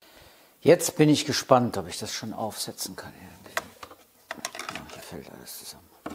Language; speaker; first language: German; native; German